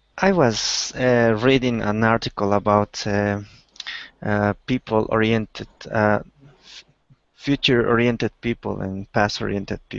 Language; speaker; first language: English; non-native, learner; Spanish